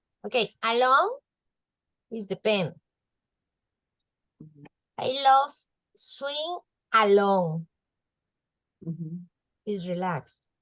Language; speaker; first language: English; non-native, learner; Spanish